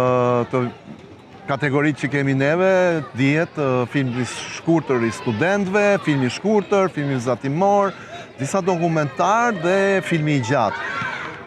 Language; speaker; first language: Albanian; native; Albanian